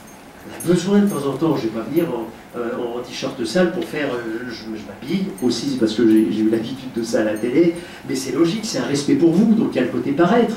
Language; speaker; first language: French; native; French